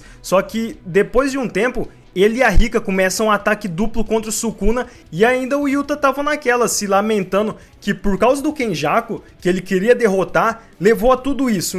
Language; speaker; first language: Portuguese; native; Portuguese